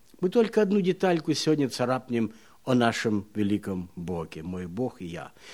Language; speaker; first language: Russian; non-native, local second language; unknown